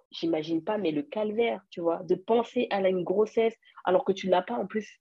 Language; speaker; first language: French; early bilingual, other home language; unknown